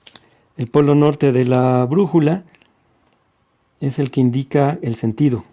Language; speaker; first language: Spanish; native; Spanish